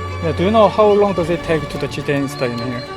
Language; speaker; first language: English; non-native, learner; Korean